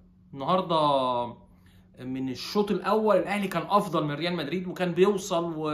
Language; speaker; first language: Arabic; native; Arabic